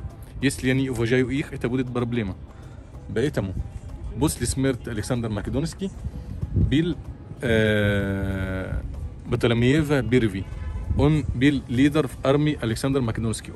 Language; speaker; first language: Russian; non-native, local second language; Arabic